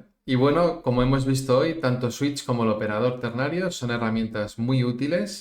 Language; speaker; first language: Spanish; native; Spanish